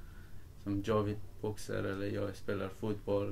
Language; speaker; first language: Swedish; non-native, learner; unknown